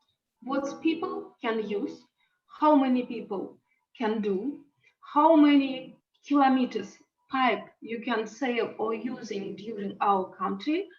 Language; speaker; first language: English; non-native, learner; Russian